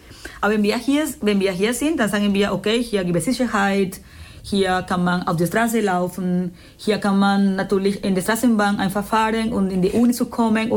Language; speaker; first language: German; non-native, fluent; Spanish